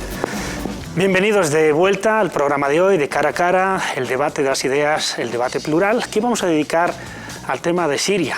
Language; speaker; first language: Spanish; native; Spanish